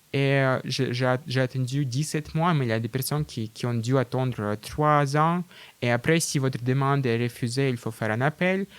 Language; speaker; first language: French; non-native, fluent; Russian